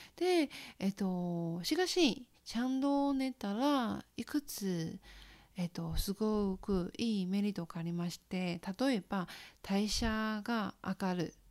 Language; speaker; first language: Japanese; non-native, fluent; Chinese